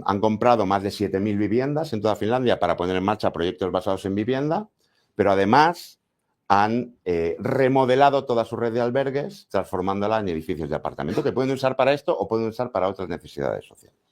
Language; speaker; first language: Spanish; native; Spanish